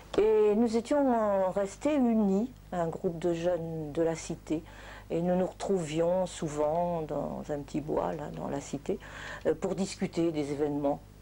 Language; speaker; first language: French; native; French